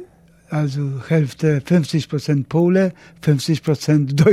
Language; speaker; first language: German; non-native, learner; Polish